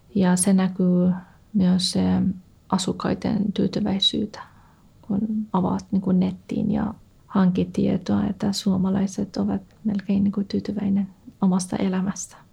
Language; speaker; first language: Finnish; non-native, fluent; Persian